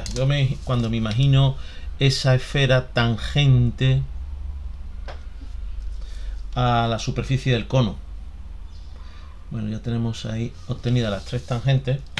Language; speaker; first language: Spanish; native; Spanish